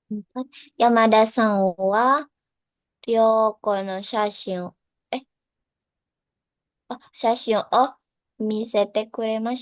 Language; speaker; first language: Japanese; non-native, learner; Indonesian